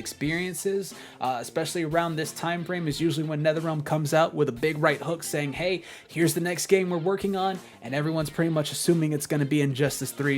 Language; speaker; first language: English; native; English